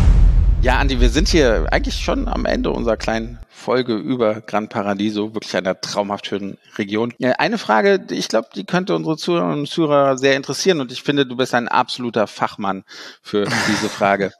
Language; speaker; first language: German; native; German